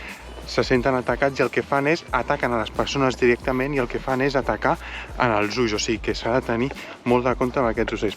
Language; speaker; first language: Catalan; native; Catalan